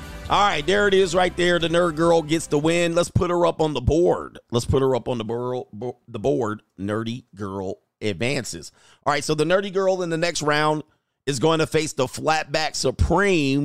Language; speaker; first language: English; native; English